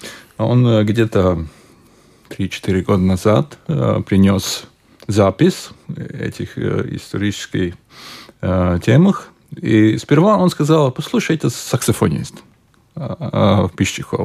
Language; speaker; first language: Russian; non-native, local second language; Latvian